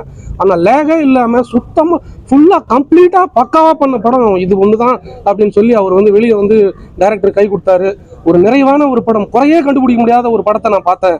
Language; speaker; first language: Tamil; native; Tamil